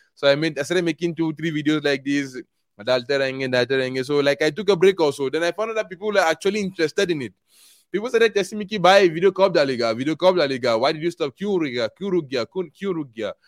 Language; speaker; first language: English; non-native, local second language; Igbo